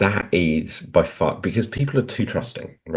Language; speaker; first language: English; native; English